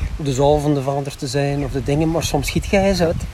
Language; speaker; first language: Dutch; native; Dutch